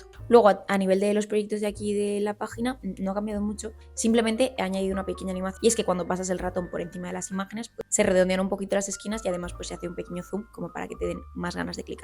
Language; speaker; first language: Spanish; native; Spanish